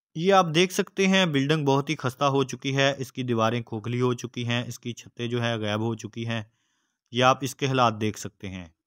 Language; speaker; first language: Urdu; non-native, local second language; Punjabi